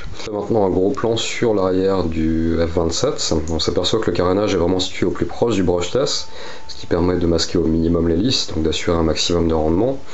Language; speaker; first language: French; native; French